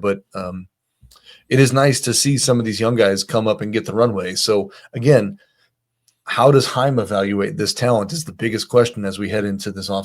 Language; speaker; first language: English; native; English